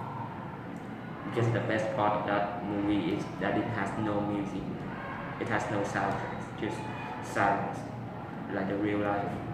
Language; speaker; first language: English; non-native, learner; Vietnamese